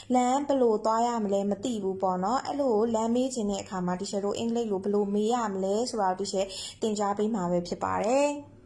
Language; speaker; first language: Burmese; native; Burmese